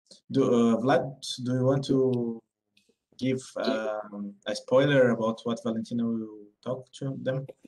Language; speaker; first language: English; non-native, fluent; Portuguese